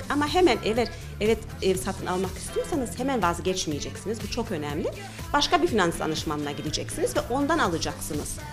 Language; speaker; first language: Turkish; early bilingual, heritage; Turkish